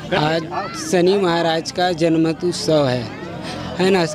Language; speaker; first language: Hindi; native; Hindi